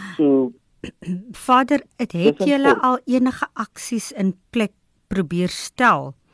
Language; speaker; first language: Afrikaans; native; Afrikaans